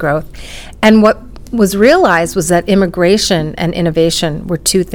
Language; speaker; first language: English; native; English